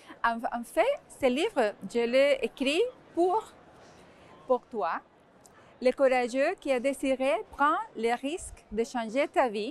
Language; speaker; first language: French; non-native, fluent; Spanish